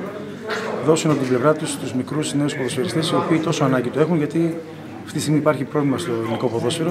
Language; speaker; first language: Greek; native; Greek